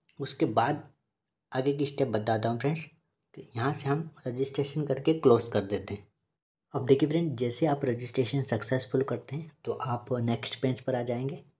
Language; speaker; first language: Hindi; native; Hindi